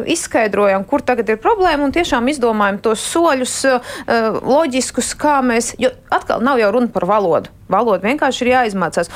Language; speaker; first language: Latvian; non-native, local second language; Russian